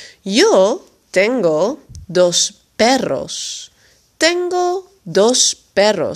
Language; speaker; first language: Spanish; non-native, fluent; Dutch